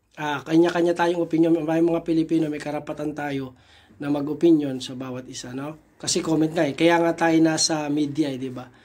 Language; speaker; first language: Filipino; native; Filipino